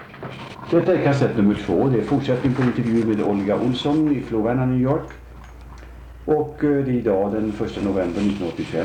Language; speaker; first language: Swedish; native; Swedish